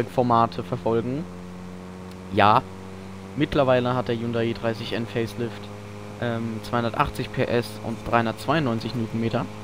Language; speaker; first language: German; native; German